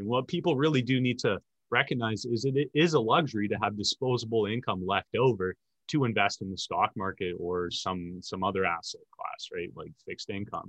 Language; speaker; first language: English; native; English